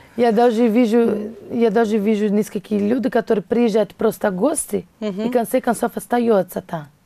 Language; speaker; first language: Russian; non-native, learner; Portuguese